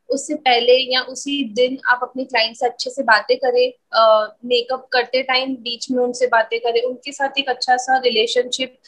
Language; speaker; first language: Hindi; native; Hindi